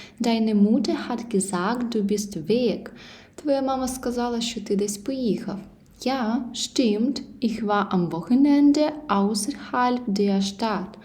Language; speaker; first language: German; non-native, fluent; Ukrainian